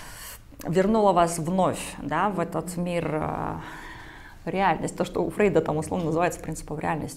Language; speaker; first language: Russian; native; Russian